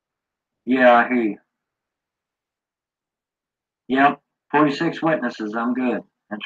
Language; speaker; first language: English; native; English